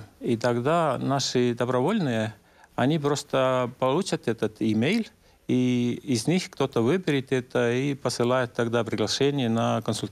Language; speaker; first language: Russian; non-native, local second language; Estonian